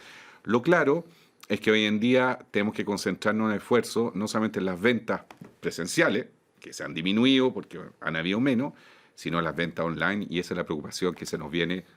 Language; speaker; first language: Spanish; native; Spanish